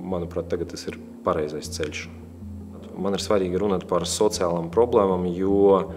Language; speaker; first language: Latvian; non-native, local second language; Russian